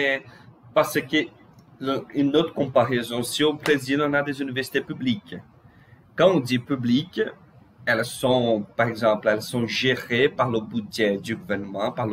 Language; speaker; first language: French; non-native, fluent; Portuguese